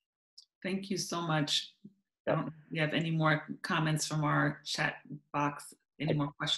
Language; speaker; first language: English; native; English